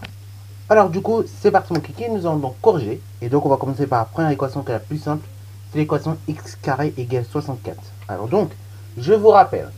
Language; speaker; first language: French; native; French